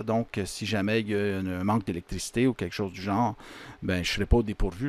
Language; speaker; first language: French; native; French